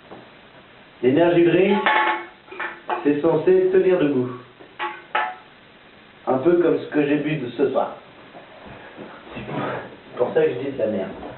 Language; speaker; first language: French; native; French